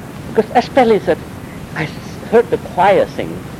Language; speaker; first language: English; non-native, fluent; Chinese